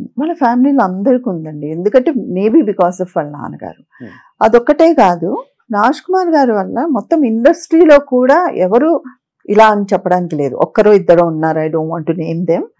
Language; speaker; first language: Telugu; native; Telugu